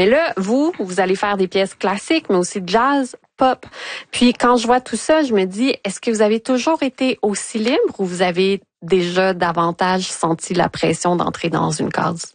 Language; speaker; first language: French; native; French